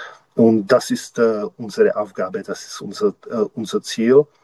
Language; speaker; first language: German; non-native, learner; Czech